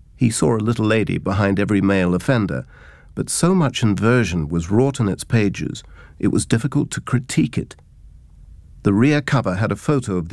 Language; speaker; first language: English; native; English